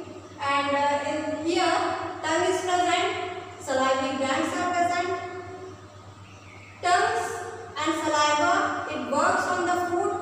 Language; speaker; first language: English; non-native, local second language; Hindi